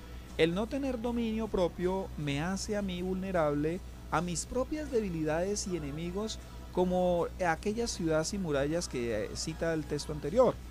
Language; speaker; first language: Spanish; native; Spanish